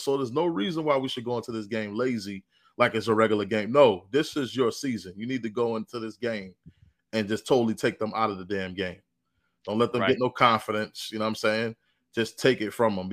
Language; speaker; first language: English; native; English